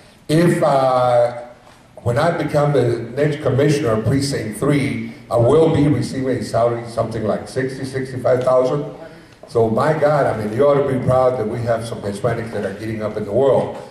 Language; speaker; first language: English; early bilingual, other home language; Spanish